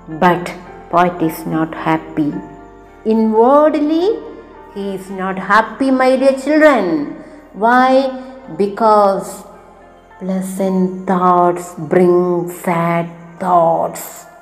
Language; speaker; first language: English; non-native, local second language; Malayalam